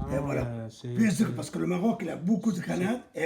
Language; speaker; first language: French; non-native, local second language; Arabic